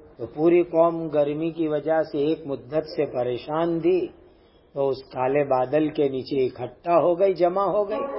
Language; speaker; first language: Urdu; non-native, local second language; Gujarati